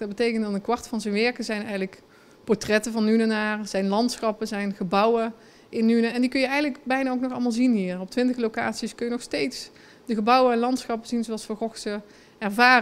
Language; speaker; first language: Dutch; native; Dutch